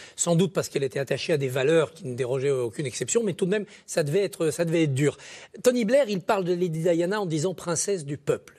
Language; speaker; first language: French; native; French